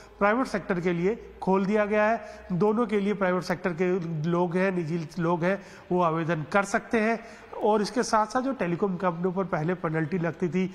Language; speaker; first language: Hindi; native; Hindi